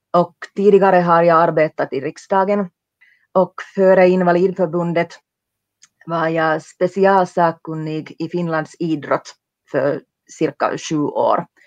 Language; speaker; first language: Swedish; non-native, local second language; Finnish